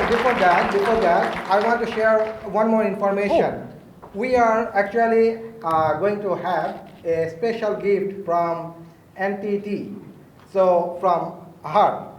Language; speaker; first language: English; non-native, fluent; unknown